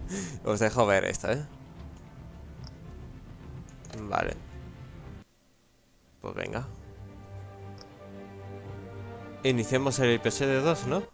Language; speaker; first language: Spanish; native; Spanish